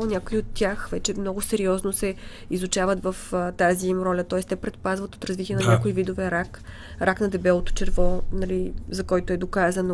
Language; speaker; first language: Bulgarian; native; Bulgarian